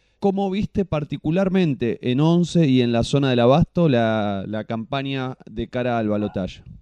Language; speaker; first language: Spanish; native; Spanish